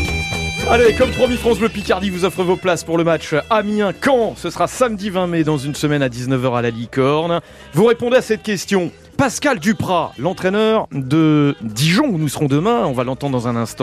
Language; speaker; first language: French; native; French